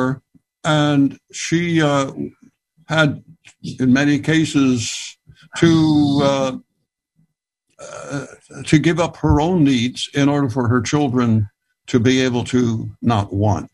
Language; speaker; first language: English; native; English